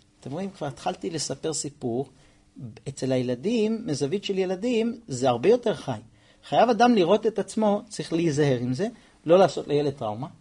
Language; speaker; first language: Hebrew; non-native, fluent; English